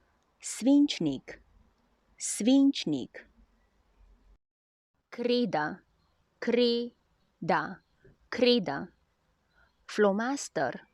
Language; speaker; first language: Slovenian; non-native, learner; Chinese